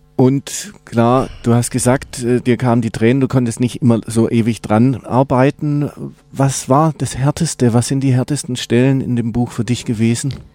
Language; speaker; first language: German; native; German